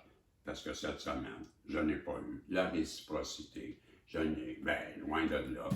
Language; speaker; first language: French; native; French